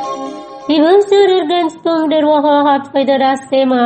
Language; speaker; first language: German; non-native, fluent; Indonesian